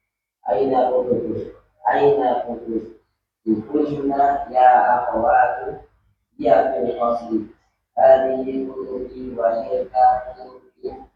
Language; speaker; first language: Arabic; non-native, learner; Indonesian